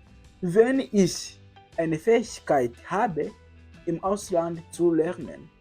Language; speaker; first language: German; non-native, fluent; Kinyarwanda